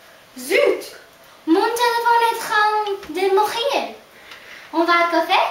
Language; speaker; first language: French; non-native, learner; English